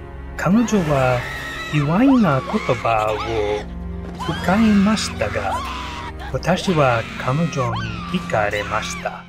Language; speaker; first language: Japanese; non-native, learner; English